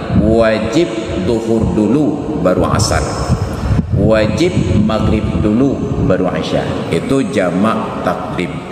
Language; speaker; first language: Malay; non-native, local second language; Achinese